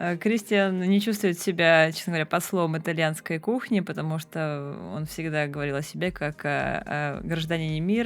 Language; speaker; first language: Russian; native; Russian